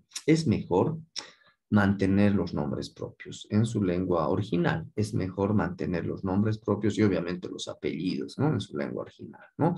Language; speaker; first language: Spanish; native; Spanish